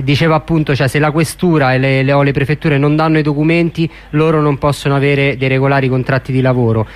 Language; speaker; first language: Italian; native; Italian